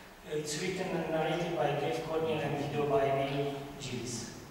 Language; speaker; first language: English; non-native, fluent; Romanian